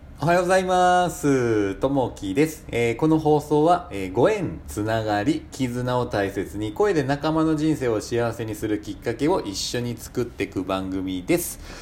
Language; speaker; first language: Japanese; native; Japanese